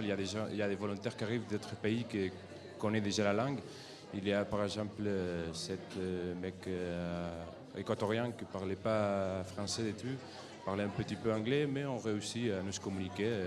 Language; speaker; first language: French; non-native, fluent; Catalan